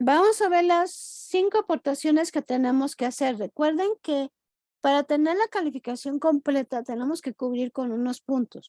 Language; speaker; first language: Spanish; native; Spanish